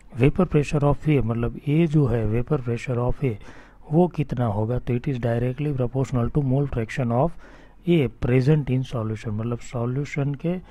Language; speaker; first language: Hindi; non-native, local second language; Gujarati